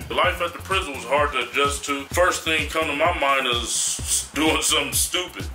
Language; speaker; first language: English; native; English